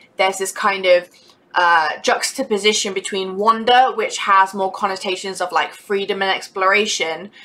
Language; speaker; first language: English; native; English